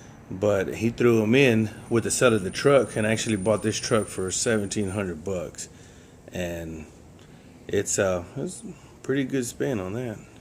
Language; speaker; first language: English; native; English